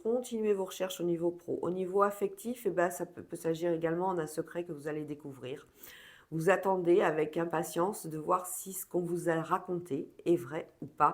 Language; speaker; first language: French; native; French